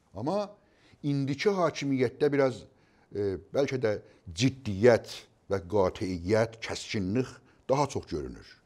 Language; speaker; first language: Azerbaijani; native; Azerbaijani